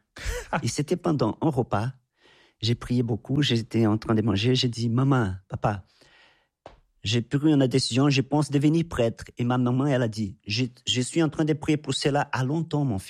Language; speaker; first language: French; non-native, fluent; Portuguese